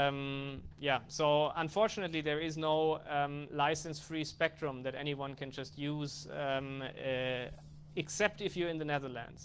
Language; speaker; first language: English; non-native, fluent; German